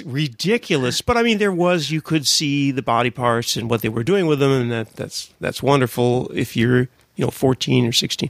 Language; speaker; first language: English; native; English